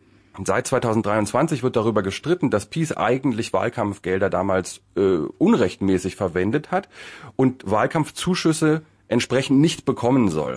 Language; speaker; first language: German; native; German